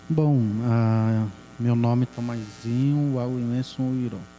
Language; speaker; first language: Portuguese; non-native, local second language; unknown